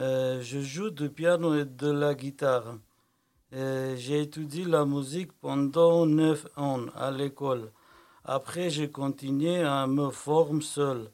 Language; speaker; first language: French; non-native, learner; Kurdish